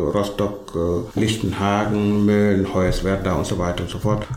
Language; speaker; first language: German; non-native, fluent; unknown